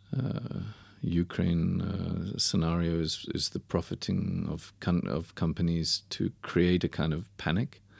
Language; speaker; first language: English; native; English